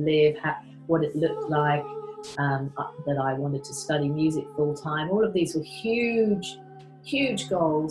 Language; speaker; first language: English; native; English